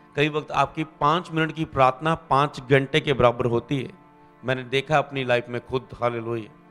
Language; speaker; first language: Hindi; non-native, local second language; Punjabi